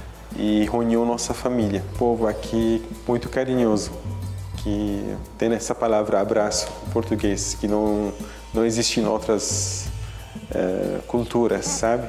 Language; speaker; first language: Portuguese; non-native, fluent; Arabic